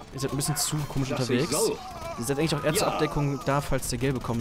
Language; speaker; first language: German; native; German